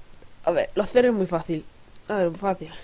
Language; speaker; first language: Spanish; native; Spanish